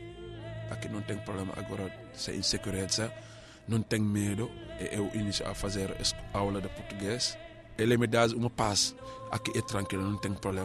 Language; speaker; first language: Portuguese; non-native, learner; Arabic